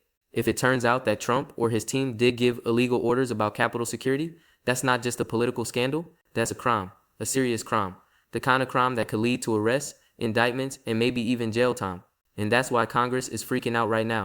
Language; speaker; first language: English; native; English